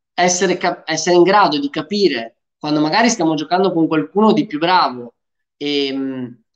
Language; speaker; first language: Italian; early bilingual, other home language; Romanian